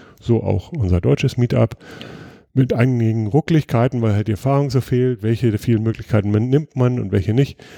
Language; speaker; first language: German; native; German